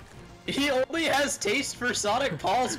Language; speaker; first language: English; native; English